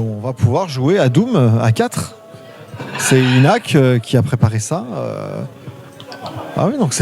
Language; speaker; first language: French; native; French